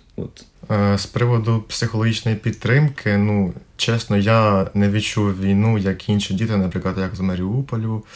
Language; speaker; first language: Ukrainian; native; Ukrainian